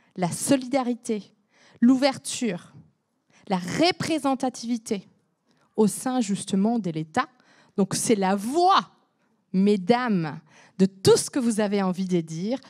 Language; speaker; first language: French; non-native, fluent; Spanish